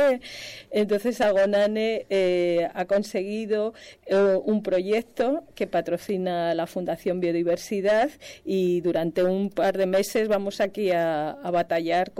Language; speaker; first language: Spanish; native; Spanish